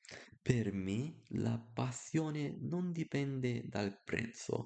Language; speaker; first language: Italian; non-native, learner; Bulgarian